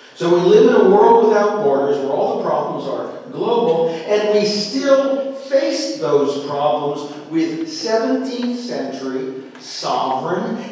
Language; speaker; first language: English; native; English